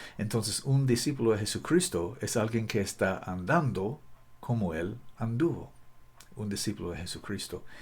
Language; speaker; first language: Spanish; non-native, fluent; English